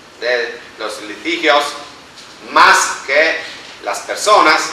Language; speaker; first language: Spanish; non-native, fluent; Italian